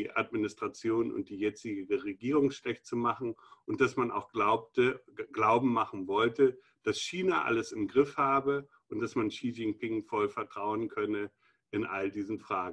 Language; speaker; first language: German; native; German